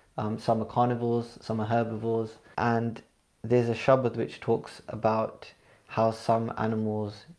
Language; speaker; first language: English; early bilingual, other home language; Punjabi